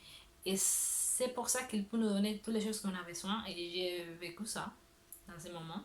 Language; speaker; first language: French; non-native, learner; Spanish